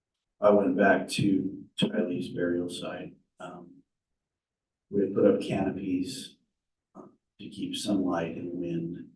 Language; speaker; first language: English; native; English